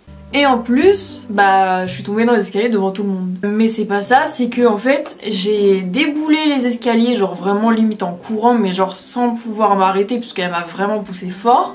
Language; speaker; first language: French; native; French